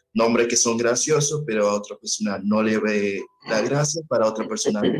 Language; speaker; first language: Spanish; early bilingual, other home language; Haitian Creole